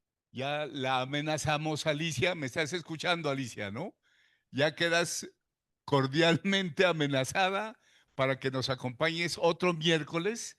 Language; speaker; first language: Spanish; native; Spanish